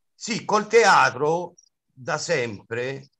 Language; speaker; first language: Italian; native; Italian